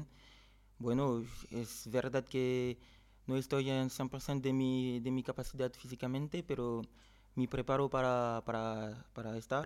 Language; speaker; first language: Spanish; non-native, fluent; French